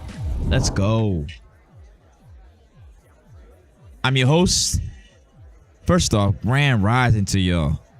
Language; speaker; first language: English; native; English